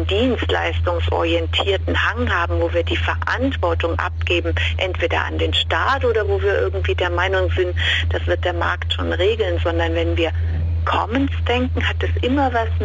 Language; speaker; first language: German; native; German